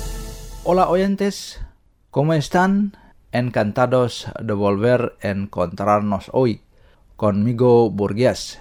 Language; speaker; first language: Spanish; non-native, fluent; Indonesian